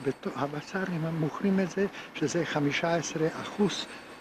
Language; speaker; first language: Hebrew; non-native, fluent; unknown